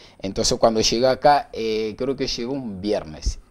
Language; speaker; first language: Spanish; non-native, learner; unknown